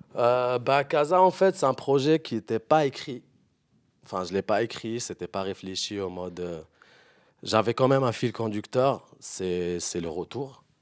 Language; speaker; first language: French; non-native, local second language; Arabic